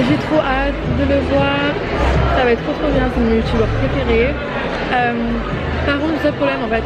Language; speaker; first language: French; native; French